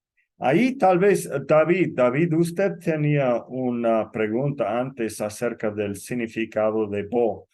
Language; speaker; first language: Spanish; non-native, fluent; English